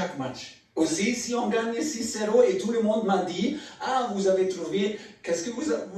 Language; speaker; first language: French; non-native, learner; German